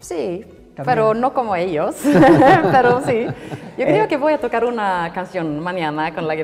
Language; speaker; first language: Spanish; non-native, learner; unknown